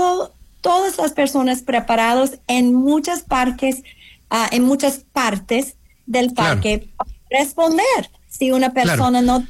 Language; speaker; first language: Spanish; non-native, fluent; English